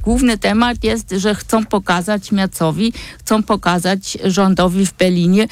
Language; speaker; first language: Polish; non-native, fluent; German